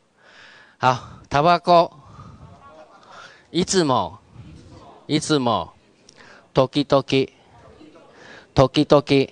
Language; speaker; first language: Japanese; non-native, fluent; Chinese